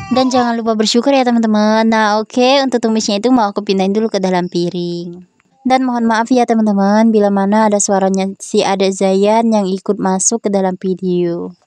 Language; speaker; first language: Indonesian; non-native, local second language; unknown